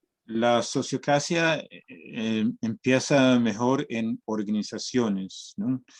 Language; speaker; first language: Spanish; early bilingual, heritage; Spanish